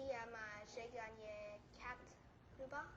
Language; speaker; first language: French; non-native, local second language; English